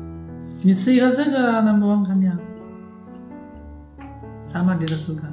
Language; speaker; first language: Indonesian; non-native, learner; Chinese